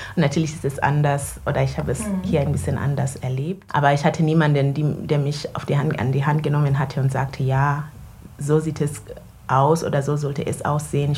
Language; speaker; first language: German; non-native, fluent; Ganda